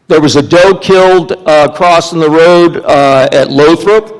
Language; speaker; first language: English; native; English